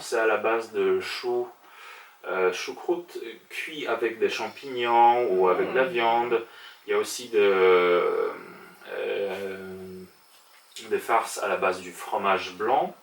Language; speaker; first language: French; non-native, fluent; Polish